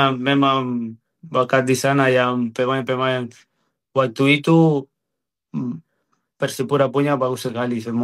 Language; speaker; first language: Indonesian; non-native, fluent; Spanish